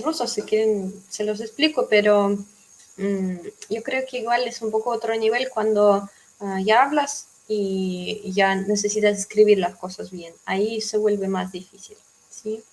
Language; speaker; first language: Spanish; non-native, fluent; Russian